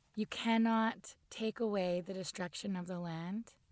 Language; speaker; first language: English; native; English